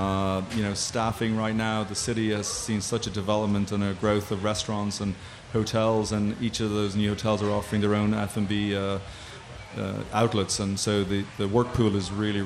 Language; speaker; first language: English; native; English